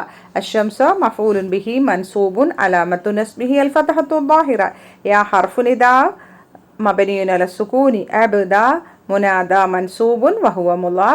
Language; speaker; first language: Arabic; non-native, fluent; Malayalam